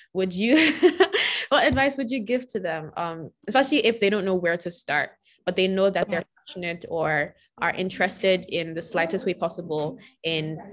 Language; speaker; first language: English; non-native, local second language; Yoruba